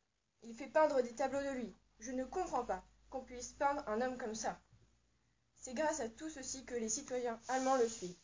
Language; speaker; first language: French; native; French